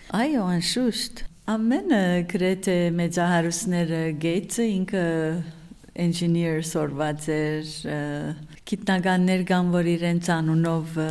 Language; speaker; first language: Armenian; early bilingual, heritage; Armenian